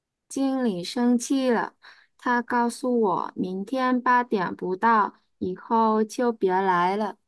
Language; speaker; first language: Chinese; non-native, learner; Vietnamese